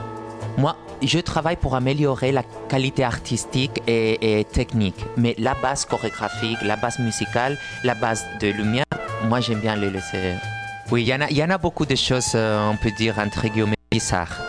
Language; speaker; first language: French; non-native, fluent; Spanish